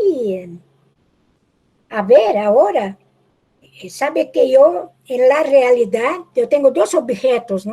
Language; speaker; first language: Spanish; non-native, fluent; Portuguese